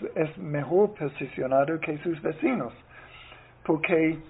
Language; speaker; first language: Spanish; non-native, fluent; English